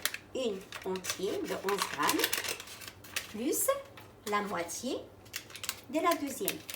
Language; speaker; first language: French; non-native, local second language; Arabic